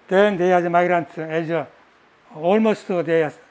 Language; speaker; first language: English; non-native, learner; Korean